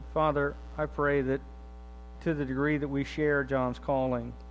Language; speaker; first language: English; native; English